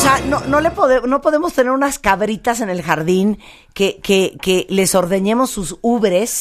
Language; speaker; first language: Spanish; native; Spanish